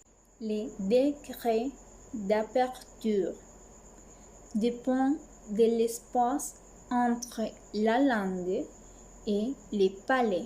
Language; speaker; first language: French; non-native, learner; Spanish